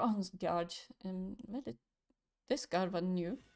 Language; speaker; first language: English; non-native, learner; Swedish